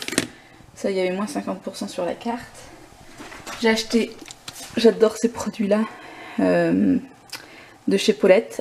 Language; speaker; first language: French; native; French